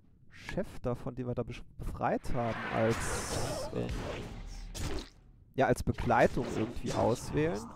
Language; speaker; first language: German; native; German